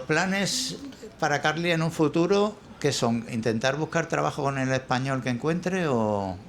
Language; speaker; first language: Spanish; native; Spanish